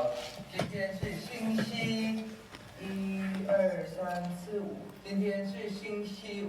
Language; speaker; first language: Chinese; non-native, learner; Thai